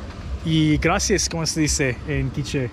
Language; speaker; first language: Spanish; non-native, learner; English